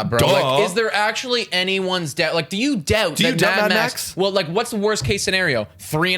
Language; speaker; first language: English; native; English